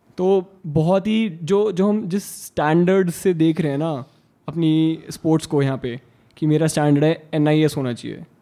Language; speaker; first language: Hindi; native; Hindi